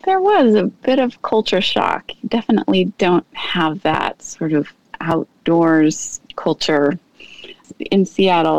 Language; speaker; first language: English; native; English